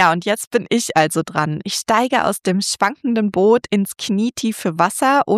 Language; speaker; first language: German; native; German